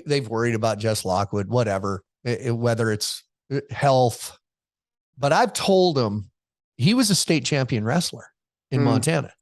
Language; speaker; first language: English; native; English